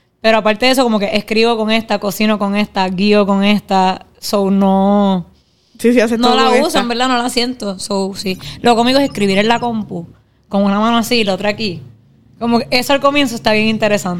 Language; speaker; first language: Spanish; native; Spanish